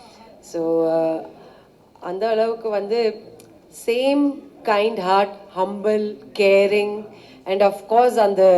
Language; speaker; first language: Tamil; non-native, fluent; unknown